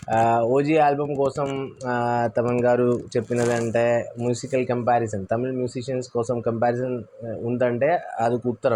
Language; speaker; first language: Telugu; non-native, learner; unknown